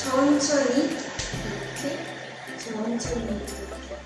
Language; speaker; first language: Korean; non-native, learner; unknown